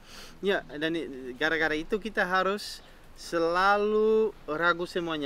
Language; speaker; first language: Indonesian; non-native, fluent; Dutch